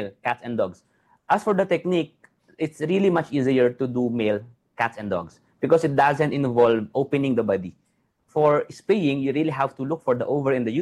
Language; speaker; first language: English; non-native, local second language; Filipino